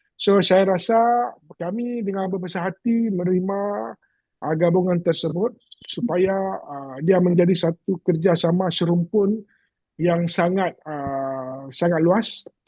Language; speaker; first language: Malay; native; Malay